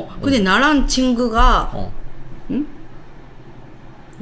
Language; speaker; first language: Korean; non-native, learner; Japanese